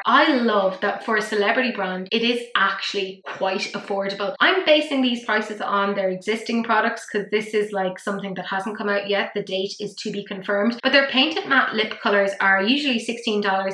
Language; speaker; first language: English; native; English